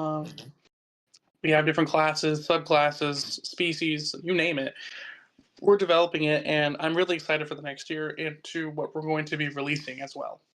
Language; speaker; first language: English; native; English